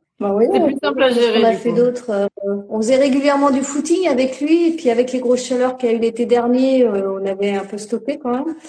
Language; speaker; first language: French; native; French